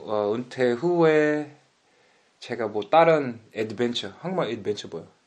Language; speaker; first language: Korean; early bilingual, heritage; English